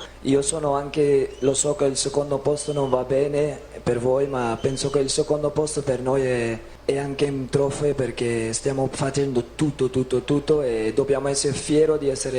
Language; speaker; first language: Italian; non-native, fluent; Dutch